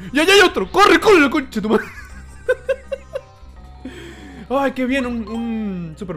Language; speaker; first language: Spanish; native; Spanish